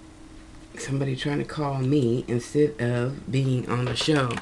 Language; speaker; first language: English; native; English